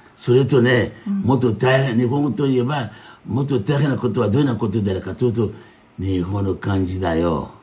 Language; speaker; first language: Japanese; non-native, fluent; Fon